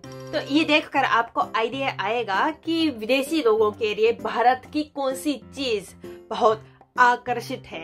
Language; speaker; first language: Hindi; non-native, fluent; Japanese